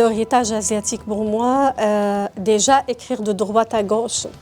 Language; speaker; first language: French; non-native, fluent; Arabic